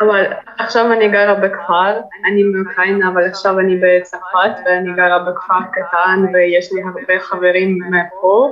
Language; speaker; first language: Hebrew; non-native, learner; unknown